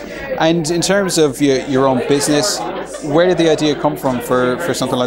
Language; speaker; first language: English; native; English